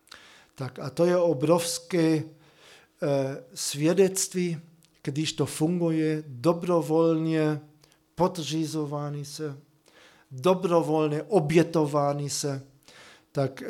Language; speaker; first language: Czech; non-native, fluent; German